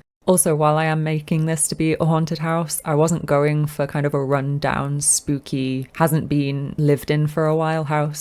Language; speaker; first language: English; native; English